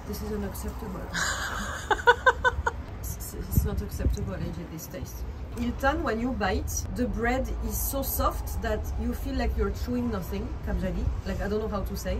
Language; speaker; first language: English; non-native, learner; French